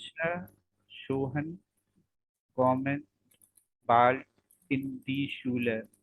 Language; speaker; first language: German; non-native, learner; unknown